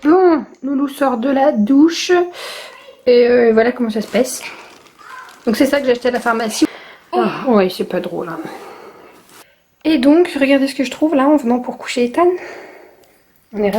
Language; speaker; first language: French; native; French